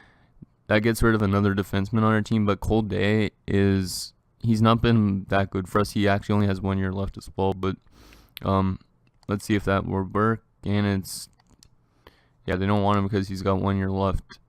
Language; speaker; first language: English; native; English